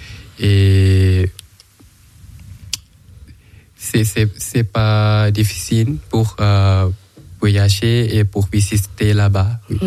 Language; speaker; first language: French; non-native, learner; Thai